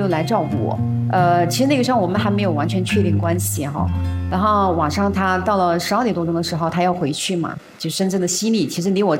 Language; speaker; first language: Chinese; native; Chinese